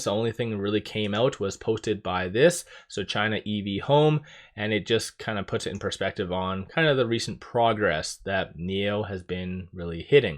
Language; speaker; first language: English; native; English